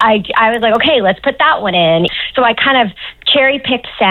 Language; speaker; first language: English; native; English